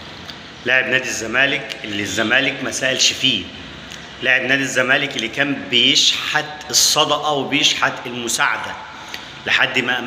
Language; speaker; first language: Arabic; native; Arabic